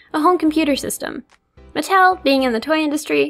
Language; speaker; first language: English; native; English